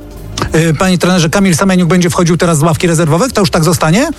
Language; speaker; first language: Polish; native; Polish